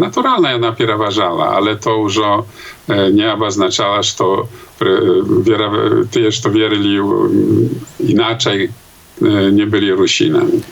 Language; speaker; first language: Polish; non-native, local second language; Belarusian